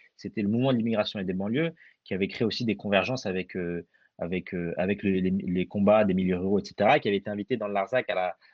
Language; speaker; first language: French; early bilingual, other home language; Arabic